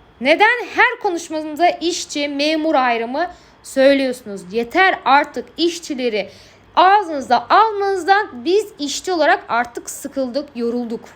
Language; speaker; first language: Turkish; native; Turkish